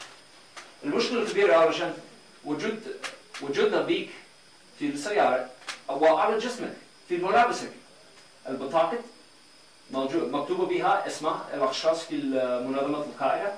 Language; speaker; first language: Arabic; non-native, learner; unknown